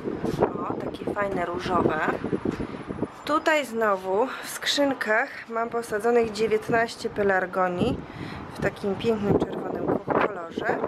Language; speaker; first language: Polish; native; Polish